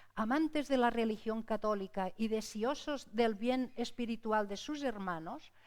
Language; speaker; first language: Spanish; non-native, local second language; Catalan